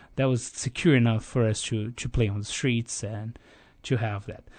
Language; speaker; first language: English; non-native, fluent; Portuguese